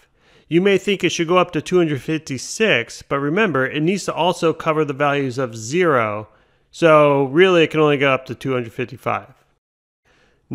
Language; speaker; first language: English; native; English